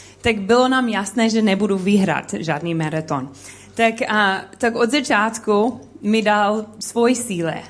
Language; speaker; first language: Czech; non-native, learner; English